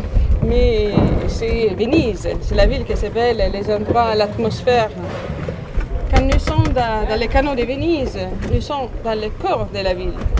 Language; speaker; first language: French; non-native, learner; Italian